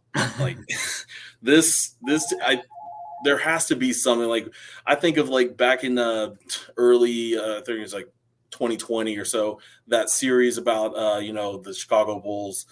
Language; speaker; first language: English; native; English